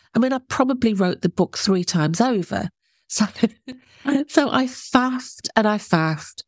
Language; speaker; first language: English; native; English